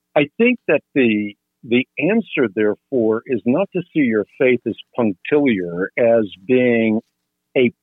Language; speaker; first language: English; non-native, fluent; Dutch